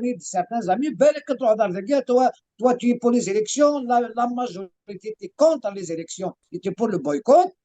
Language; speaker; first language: French; non-native, local second language; Kabyle